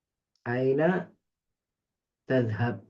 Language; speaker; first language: Arabic; non-native, fluent; Indonesian